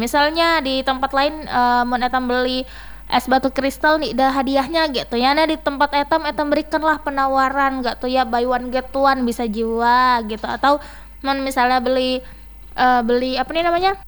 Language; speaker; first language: Indonesian; native; Indonesian